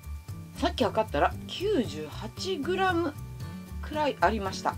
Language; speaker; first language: Japanese; native; Japanese